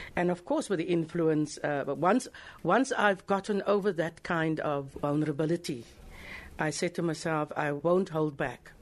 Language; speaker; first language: English; non-native, local second language; Afrikaans